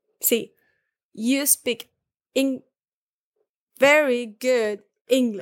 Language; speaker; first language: English; non-native, learner; Spanish